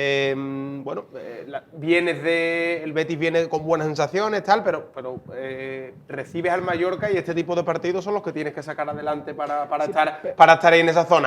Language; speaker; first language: Spanish; native; Spanish